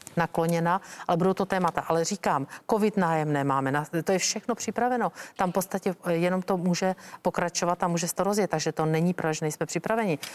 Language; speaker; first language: Czech; native; Czech